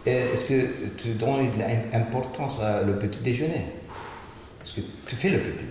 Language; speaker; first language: French; non-native, fluent; Turkish